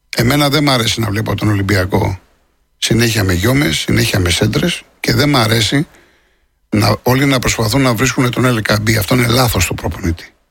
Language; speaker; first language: Greek; native; Greek